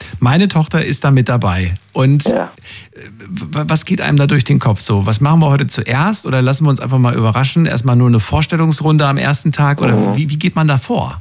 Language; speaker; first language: German; native; German